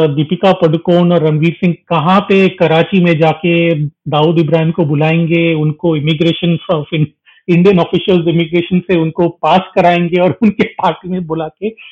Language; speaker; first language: Hindi; non-native, local second language; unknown